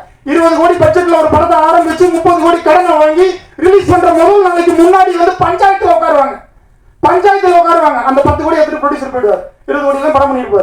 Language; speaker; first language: Tamil; native; Tamil